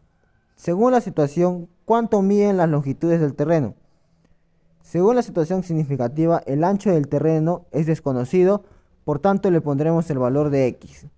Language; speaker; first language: Spanish; native; Spanish